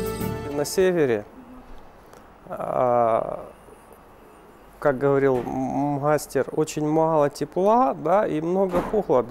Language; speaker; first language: Russian; native; Russian